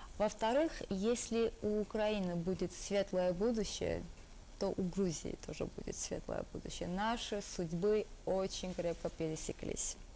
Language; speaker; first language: Russian; non-native, local second language; Georgian